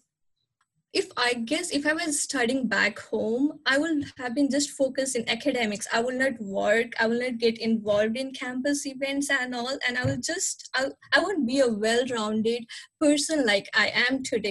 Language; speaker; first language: English; non-native, local second language; Nepali